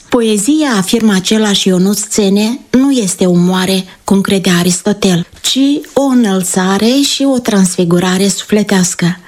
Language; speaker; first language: Romanian; native; Romanian